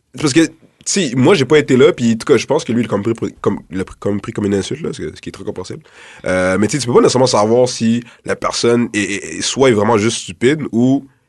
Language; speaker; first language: French; early bilingual, other home language; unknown